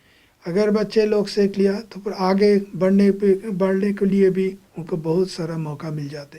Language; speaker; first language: Hindi; non-native, local second language; Bangla